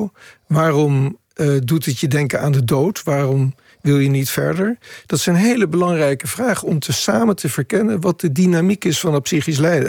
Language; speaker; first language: Dutch; native; Dutch